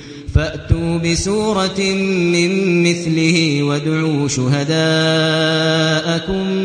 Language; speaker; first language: Arabic; native; Arabic